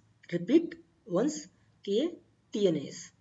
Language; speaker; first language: Spanish; non-native, learner; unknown